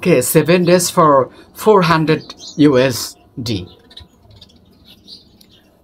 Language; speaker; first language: English; non-native, local second language; Bangla